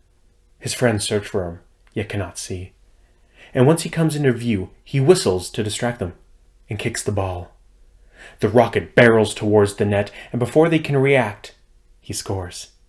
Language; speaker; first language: English; native; English